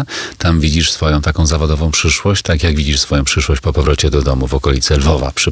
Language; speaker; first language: Polish; native; Polish